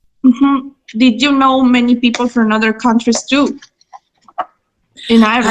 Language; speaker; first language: English; non-native, fluent; Spanish